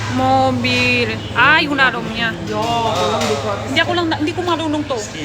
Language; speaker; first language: Filipino; non-native, learner; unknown